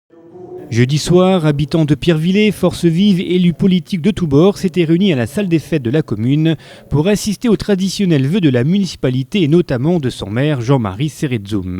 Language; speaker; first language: French; native; French